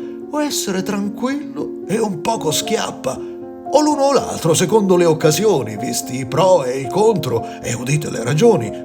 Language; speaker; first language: Italian; native; Italian